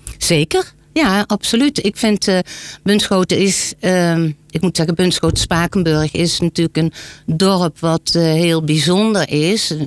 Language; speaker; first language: Dutch; native; Dutch